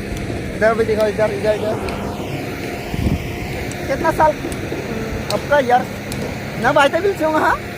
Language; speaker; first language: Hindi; non-native, local second language; Assamese